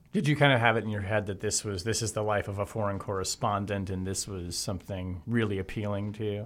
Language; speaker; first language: English; native; English